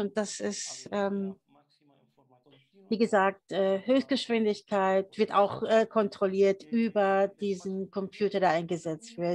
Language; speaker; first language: German; early bilingual, heritage; German